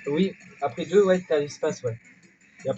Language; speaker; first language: French; native; French